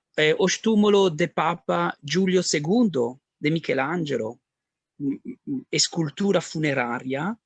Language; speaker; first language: Portuguese; non-native, learner; Italian